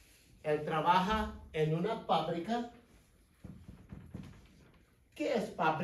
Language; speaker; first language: Spanish; non-native, fluent; English